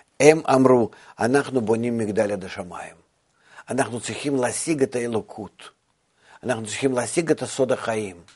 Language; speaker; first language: Hebrew; non-native, fluent; Russian